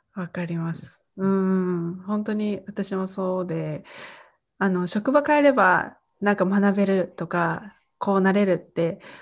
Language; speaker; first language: Japanese; native; Japanese